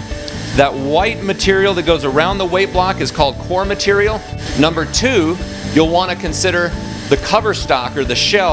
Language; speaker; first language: English; native; English